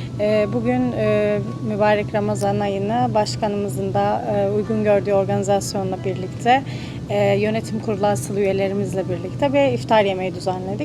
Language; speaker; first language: Turkish; native; Turkish